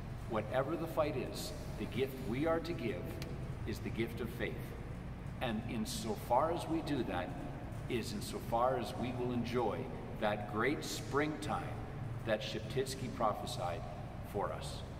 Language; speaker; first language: English; early bilingual, other home language; Ukrainian